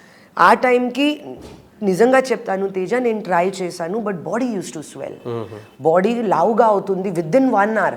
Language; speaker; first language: Telugu; non-native, learner; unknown